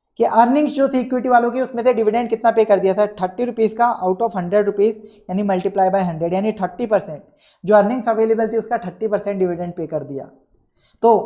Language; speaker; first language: Hindi; native; Hindi